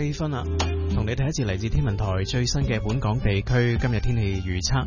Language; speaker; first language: Chinese; non-native, local second language; Cantonese